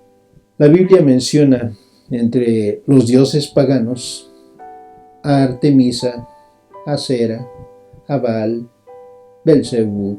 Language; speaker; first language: Spanish; native; Spanish